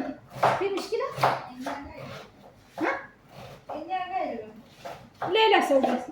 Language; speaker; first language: Arabic; non-native, learner; Amharic